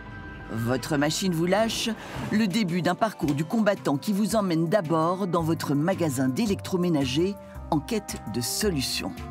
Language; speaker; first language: French; native; French